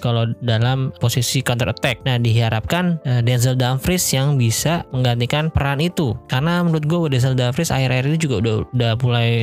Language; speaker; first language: Indonesian; native; Indonesian